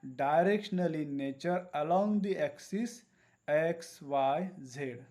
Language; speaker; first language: English; non-native, local second language; Marathi